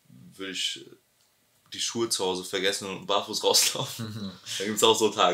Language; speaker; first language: German; early bilingual, other home language; Albanian